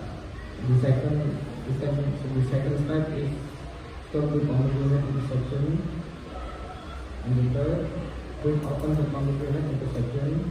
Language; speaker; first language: English; non-native, learner; Indonesian